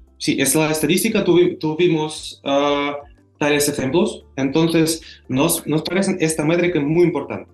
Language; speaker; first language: Spanish; non-native, fluent; Russian